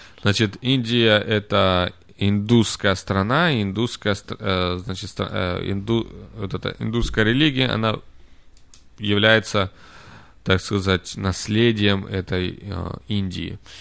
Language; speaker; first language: Russian; native; Russian